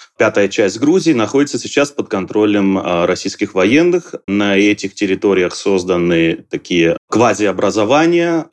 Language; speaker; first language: Russian; non-native, local second language; Georgian